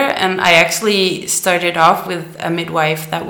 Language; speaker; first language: English; non-native, fluent; Danish